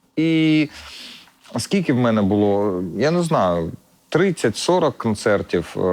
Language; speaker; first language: Ukrainian; non-native, local second language; Russian